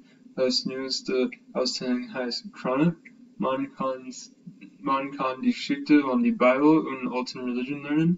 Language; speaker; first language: German; non-native, learner; English